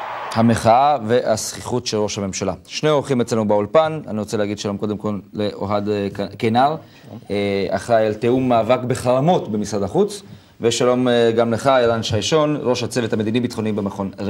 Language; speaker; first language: Hebrew; native; Hebrew